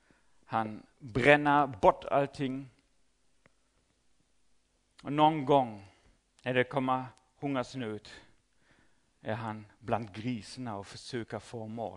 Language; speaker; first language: Swedish; non-native, fluent; German